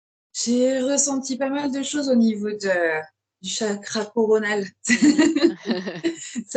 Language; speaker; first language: French; native; French